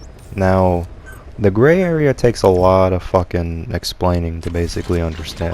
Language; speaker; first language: English; native; English